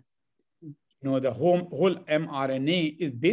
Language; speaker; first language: English; non-native, local second language; Hindi